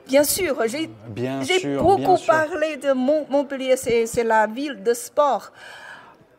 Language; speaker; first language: French; non-native, learner; Chinese